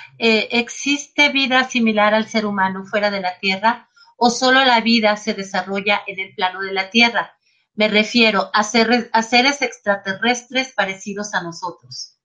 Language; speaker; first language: Spanish; native; Spanish